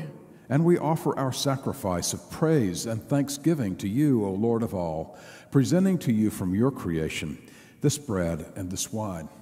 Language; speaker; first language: English; native; English